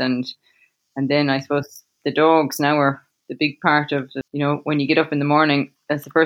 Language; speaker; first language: English; native; English